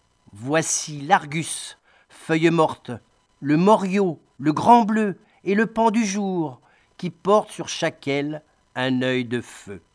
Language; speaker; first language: French; native; French